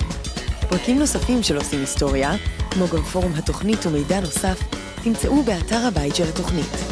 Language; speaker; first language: Hebrew; native; Hebrew